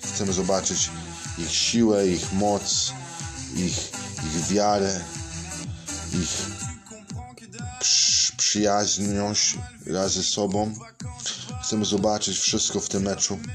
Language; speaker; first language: Polish; non-native, learner; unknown